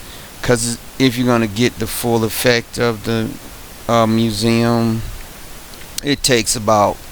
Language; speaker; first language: English; native; English